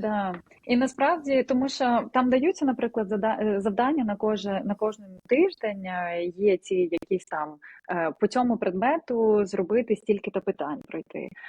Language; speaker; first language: Ukrainian; non-native, local second language; Russian